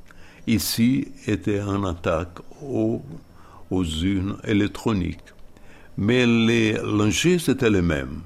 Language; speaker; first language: French; non-native, fluent; Portuguese